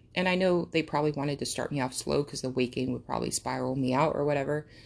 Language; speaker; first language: English; early bilingual, other home language; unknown